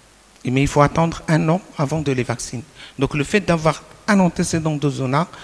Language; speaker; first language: French; non-native, local second language; Arabic